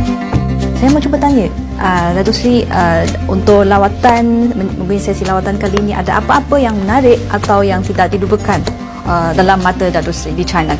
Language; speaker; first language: Indonesian; non-native, fluent; Chinese